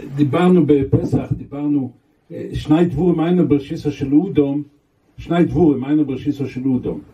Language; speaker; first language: Hebrew; non-native, local second language; Yiddish